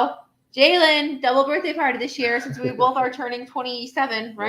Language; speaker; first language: English; native; English